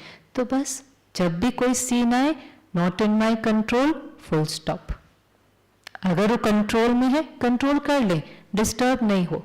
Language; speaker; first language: Hindi; native; Hindi